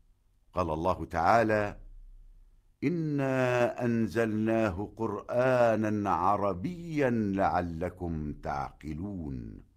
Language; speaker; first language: Arabic; non-native, learner; Indonesian